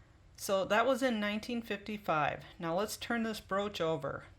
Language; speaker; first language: English; native; English